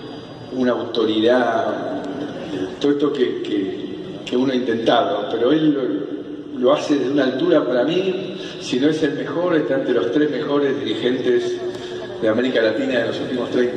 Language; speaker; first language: Spanish; native; Spanish